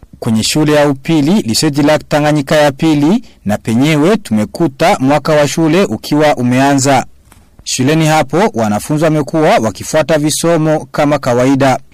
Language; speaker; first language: Swahili; non-native, local second language; Rundi